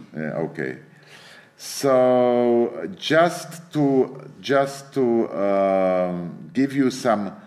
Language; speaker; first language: English; non-native, fluent; Czech